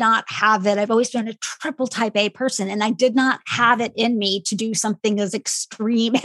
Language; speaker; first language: English; native; English